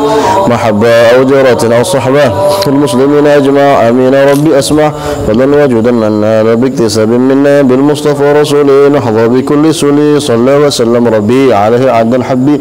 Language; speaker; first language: Arabic; non-native, fluent; Indonesian